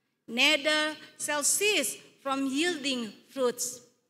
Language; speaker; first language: English; non-native, fluent; Indonesian